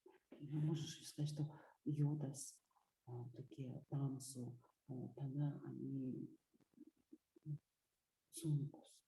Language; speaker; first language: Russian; non-native, learner; Lithuanian